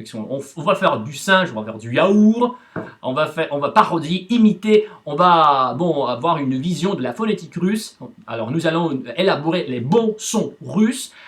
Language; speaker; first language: French; non-native, fluent; Russian